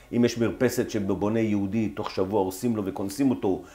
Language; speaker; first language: Hebrew; native; Hebrew